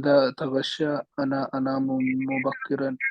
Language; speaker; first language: Arabic; non-native, learner; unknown